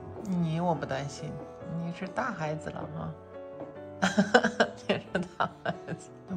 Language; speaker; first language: Chinese; native; Chinese